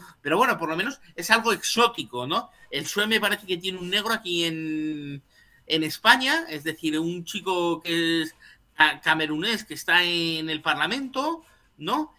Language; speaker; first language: Spanish; native; Spanish